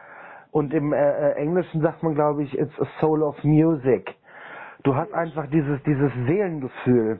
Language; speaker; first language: German; native; German